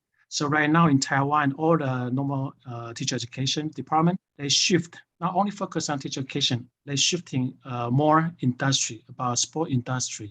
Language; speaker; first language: English; non-native, fluent; Chinese